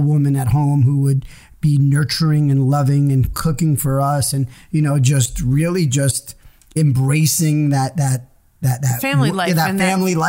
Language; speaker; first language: English; early bilingual, other home language; Hebrew